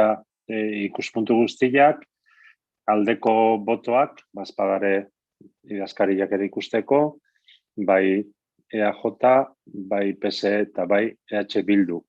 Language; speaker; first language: Basque; native; Basque